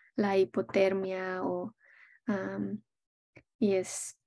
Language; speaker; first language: Spanish; early bilingual, heritage; Spanish